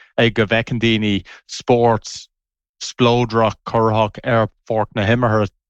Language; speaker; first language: Irish; non-native, local second language; English